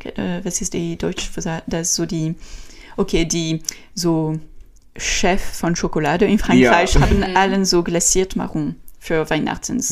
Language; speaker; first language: German; non-native, learner; French